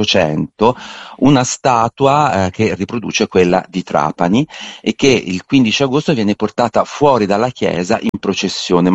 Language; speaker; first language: Italian; native; Italian